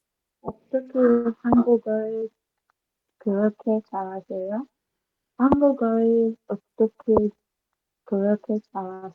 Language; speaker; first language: Korean; non-native, learner; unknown